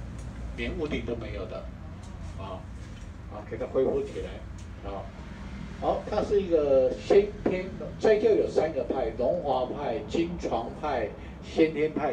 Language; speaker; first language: Chinese; native; Chinese